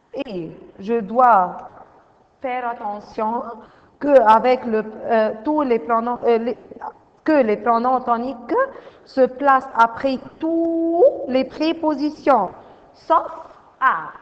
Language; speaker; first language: French; non-native, fluent; Arabic